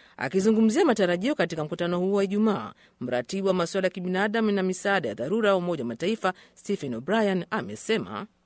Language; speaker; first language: Swahili; non-native, local second language; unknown